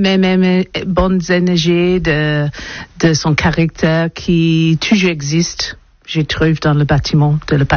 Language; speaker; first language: French; non-native, learner; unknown